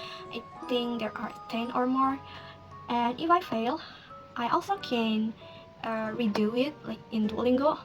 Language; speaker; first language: English; non-native, learner; Indonesian